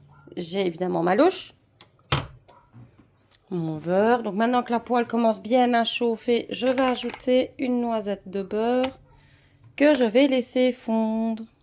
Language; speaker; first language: French; native; French